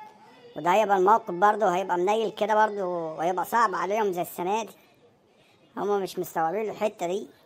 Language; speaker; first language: Arabic; native; Arabic